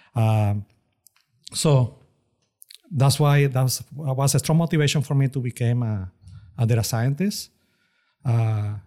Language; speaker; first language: English; non-native, fluent; Spanish